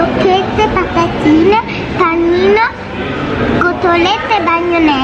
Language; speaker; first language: Italian; early bilingual, other home language; Albanian